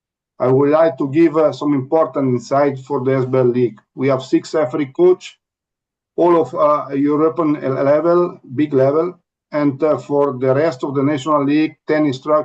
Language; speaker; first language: English; non-native, learner; Italian